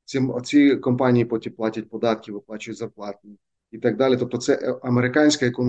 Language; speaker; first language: Ukrainian; native; Ukrainian